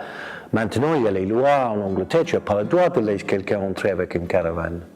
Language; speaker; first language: French; non-native, fluent; English